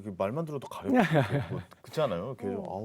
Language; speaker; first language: Korean; native; Korean